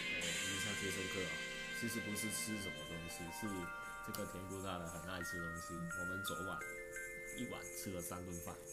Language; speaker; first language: Chinese; non-native, local second language; Cantonese